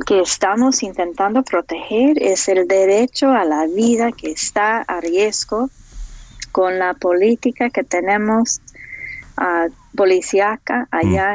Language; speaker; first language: Spanish; non-native, fluent; English